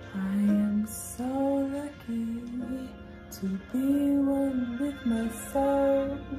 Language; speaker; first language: English; native; English